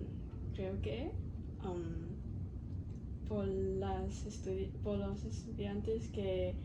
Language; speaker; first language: Spanish; non-native, learner; Cantonese